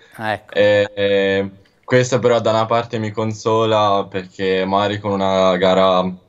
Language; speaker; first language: Italian; native; Italian